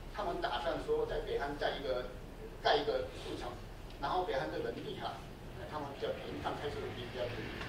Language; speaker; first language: Chinese; non-native, fluent; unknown